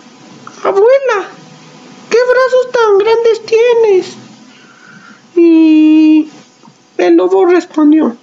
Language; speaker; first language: Spanish; native; Spanish